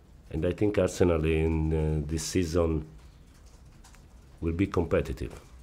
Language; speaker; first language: English; non-native, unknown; Italian